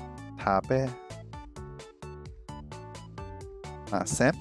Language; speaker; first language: Japanese; non-native, learner; English